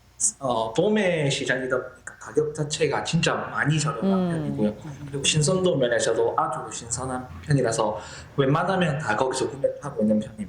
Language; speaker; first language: Korean; native; Korean